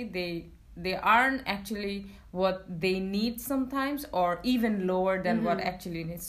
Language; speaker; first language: English; non-native, local second language; Bangla